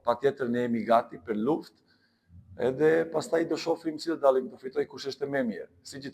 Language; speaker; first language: Albanian; non-native, learner; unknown